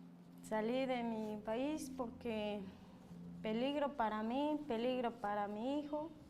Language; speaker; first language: Spanish; non-native, local second language; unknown